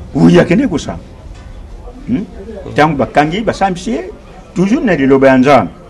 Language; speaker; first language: Lingala; non-native, local second language; Kongo